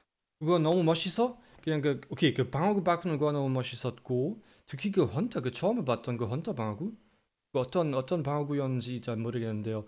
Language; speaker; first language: Korean; non-native, fluent; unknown